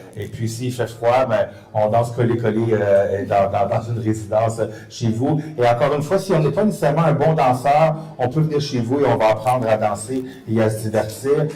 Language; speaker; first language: French; native; French